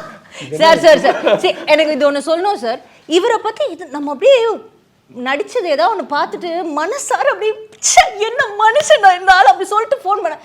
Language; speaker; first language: Tamil; native; Tamil